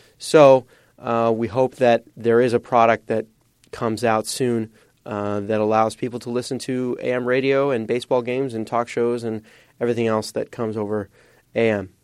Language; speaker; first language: English; native; English